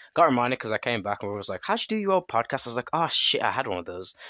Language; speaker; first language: English; native; English